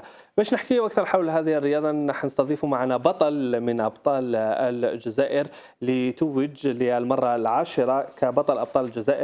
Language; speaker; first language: Arabic; native; Arabic